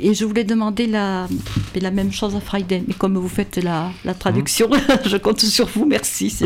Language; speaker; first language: French; native; French